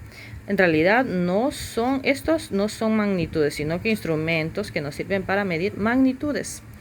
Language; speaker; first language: Spanish; native; Spanish